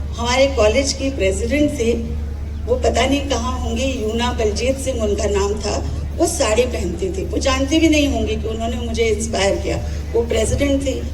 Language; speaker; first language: Hindi; non-native, local second language; Odia